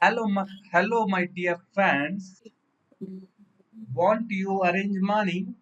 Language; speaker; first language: English; non-native, learner; Hindi